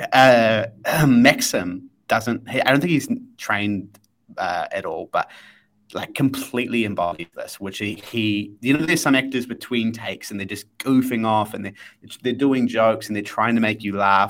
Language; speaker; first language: English; native; English